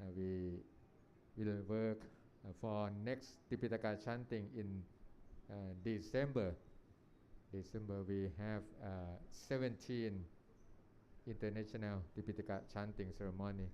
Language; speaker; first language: English; non-native, learner; Thai